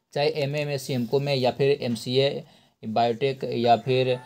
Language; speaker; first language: Hindi; native; Hindi